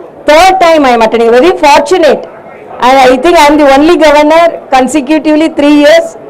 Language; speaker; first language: English; non-native, local second language; Tamil